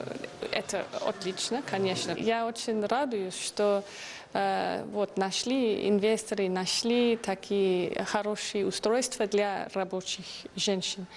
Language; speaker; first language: Russian; non-native, fluent; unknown